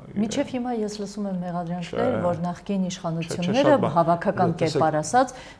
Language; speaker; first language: Armenian; native; Armenian